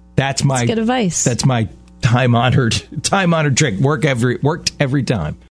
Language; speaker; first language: English; native; English